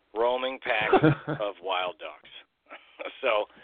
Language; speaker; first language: English; native; English